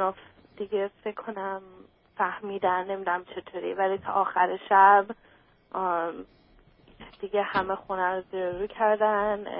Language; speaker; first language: Persian; early bilingual, other home language; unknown